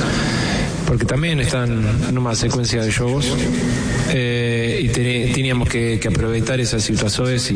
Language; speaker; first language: Portuguese; non-native, fluent; Spanish